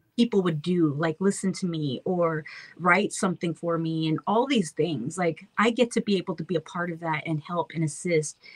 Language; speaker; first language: English; native; English